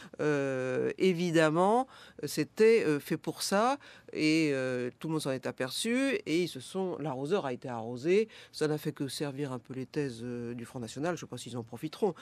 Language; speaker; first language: French; native; French